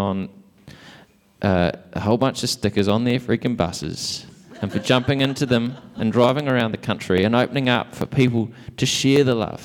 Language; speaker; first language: English; native; English